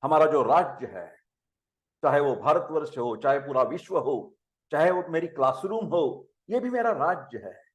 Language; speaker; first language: Hindi; non-native, local second language; Marathi